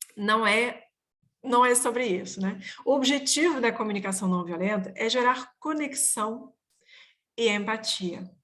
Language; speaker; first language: Portuguese; non-native, fluent; French